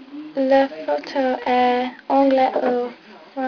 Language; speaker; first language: French; non-native, learner; English